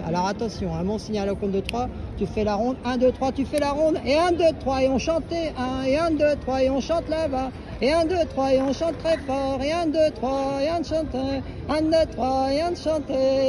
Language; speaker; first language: French; native; French